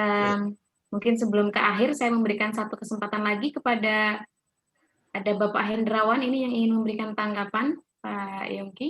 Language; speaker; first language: Indonesian; native; Indonesian